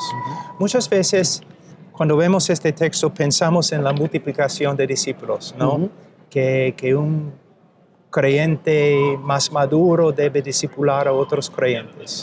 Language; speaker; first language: Spanish; non-native, fluent; English